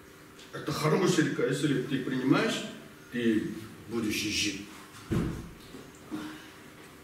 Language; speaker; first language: Russian; non-native, learner; Korean